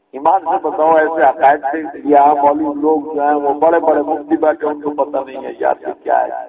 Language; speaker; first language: Urdu; non-native, local second language; Punjabi